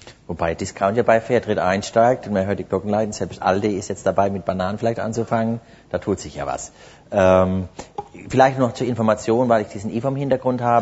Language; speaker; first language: German; native; German